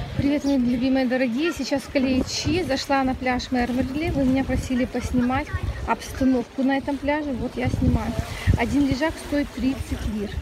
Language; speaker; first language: Russian; non-native, local second language; Ukrainian